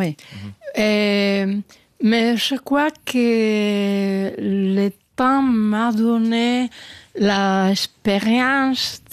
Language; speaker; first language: French; non-native, learner; Spanish